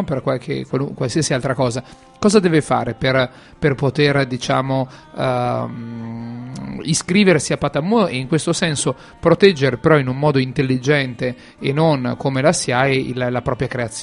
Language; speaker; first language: Italian; native; Italian